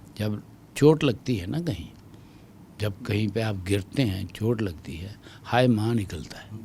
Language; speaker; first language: Hindi; non-native, local second language; Dogri